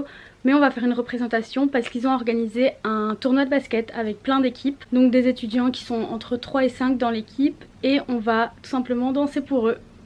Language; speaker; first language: French; native; French